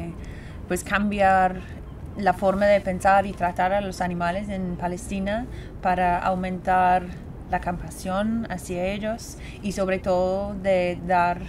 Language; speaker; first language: Spanish; non-native, fluent; English